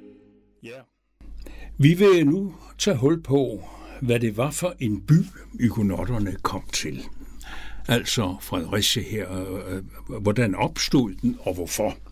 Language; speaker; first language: Danish; native; Danish